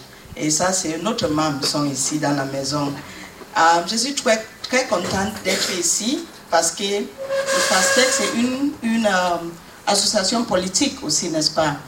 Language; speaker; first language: French; non-native, learner; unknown